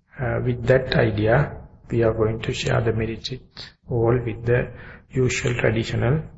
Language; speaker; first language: English; non-native, local second language; Sinhala